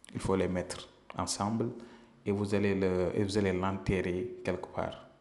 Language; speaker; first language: French; non-native, local second language; Wolof